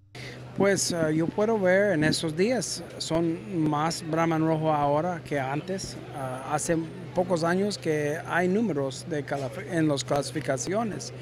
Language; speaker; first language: Spanish; non-native, learner; English